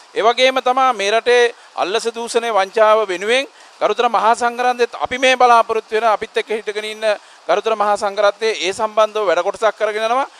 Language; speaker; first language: Sinhala; native; Sinhala